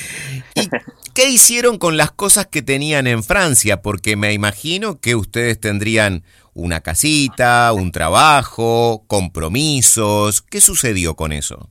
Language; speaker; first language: Spanish; native; Spanish